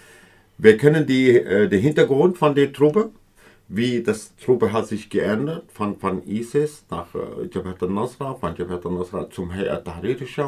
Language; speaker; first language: German; non-native, fluent; Kurdish